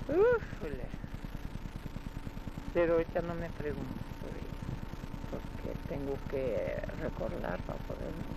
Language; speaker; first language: Spanish; early bilingual, other home language; Russian